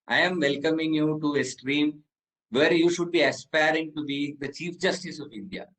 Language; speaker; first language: English; non-native, local second language; Malayalam